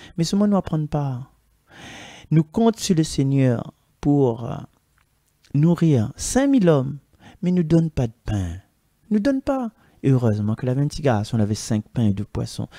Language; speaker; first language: French; non-native, local second language; Malagasy